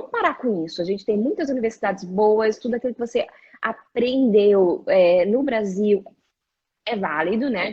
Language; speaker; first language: Portuguese; native; Portuguese